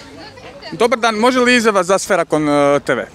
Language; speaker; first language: Croatian; native; Croatian